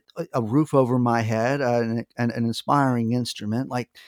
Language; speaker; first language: English; native; English